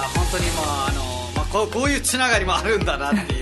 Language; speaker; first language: Japanese; non-native, fluent; Nepali